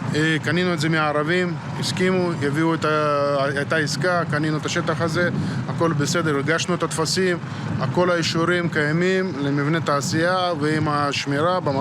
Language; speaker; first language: Hebrew; native; Hebrew